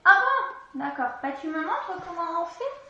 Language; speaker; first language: French; native; French